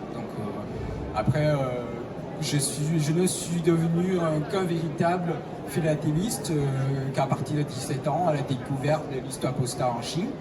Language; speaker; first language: French; non-native, fluent; Chinese